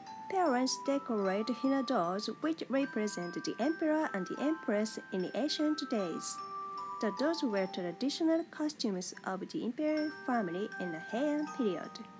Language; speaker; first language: English; non-native, fluent; Japanese